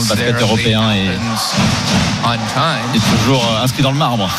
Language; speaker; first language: French; native; French